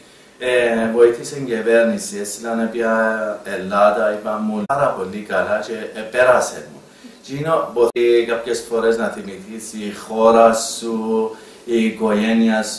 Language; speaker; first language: Greek; non-native, learner; Persian